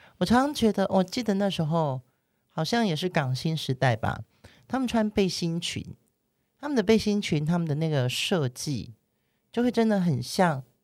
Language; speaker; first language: Chinese; native; Chinese